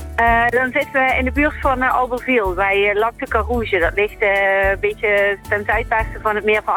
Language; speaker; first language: Dutch; native; Dutch